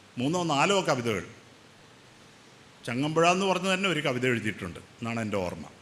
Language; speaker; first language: Malayalam; native; Malayalam